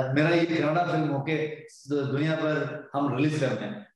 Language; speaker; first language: Hindi; non-native, local second language; Kannada